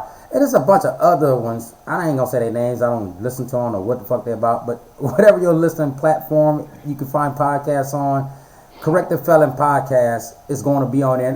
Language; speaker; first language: English; native; English